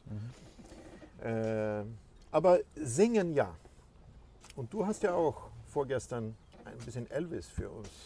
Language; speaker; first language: German; non-native, fluent; Swedish